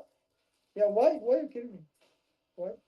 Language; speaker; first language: English; non-native, learner; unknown